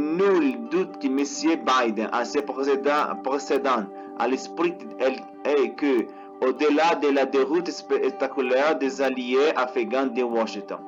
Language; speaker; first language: French; non-native, learner; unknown